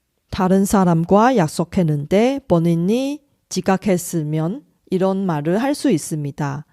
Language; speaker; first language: Korean; non-native, fluent; Chinese